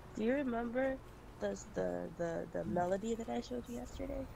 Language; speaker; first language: English; native; English